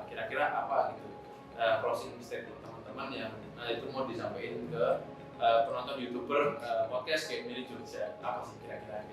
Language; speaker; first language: Indonesian; native; Indonesian